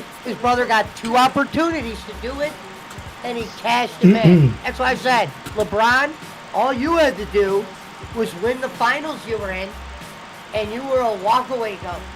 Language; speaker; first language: English; native; English